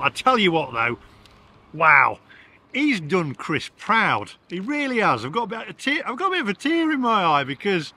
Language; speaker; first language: English; native; English